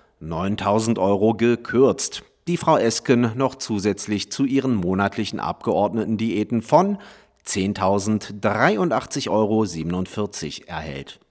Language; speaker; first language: German; native; German